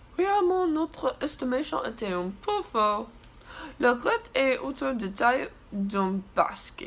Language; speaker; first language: French; non-native, learner; English